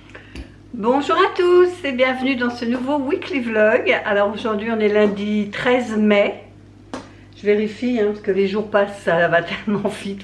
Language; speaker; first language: French; native; French